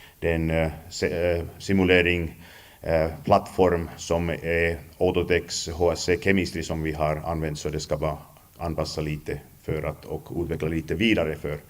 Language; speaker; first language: Swedish; non-native, fluent; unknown